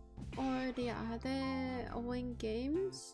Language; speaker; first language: English; non-native, learner; Japanese